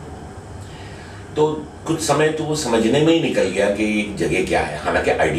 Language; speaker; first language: Hindi; native; Hindi